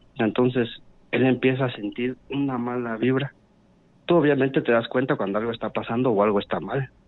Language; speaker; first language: Spanish; native; Spanish